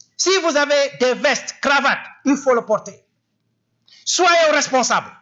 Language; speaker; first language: French; non-native, local second language; Wolof